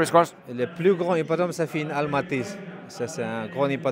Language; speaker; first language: French; non-native, learner; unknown